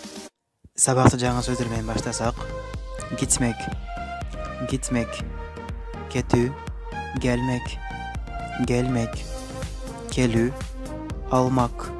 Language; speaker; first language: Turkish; non-native, fluent; Kyrgyz